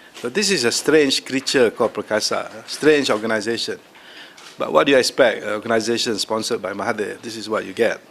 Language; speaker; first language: English; non-native, local second language; Malay